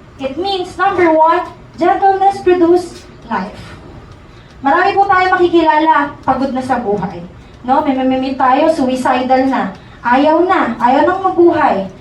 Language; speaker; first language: Filipino; native; Filipino